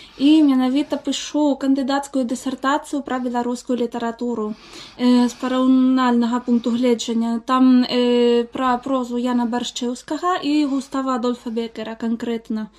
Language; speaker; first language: Belarusian; non-native, fluent; Spanish